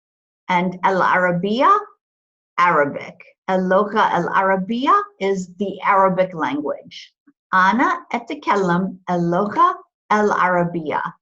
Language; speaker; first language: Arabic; non-native, fluent; English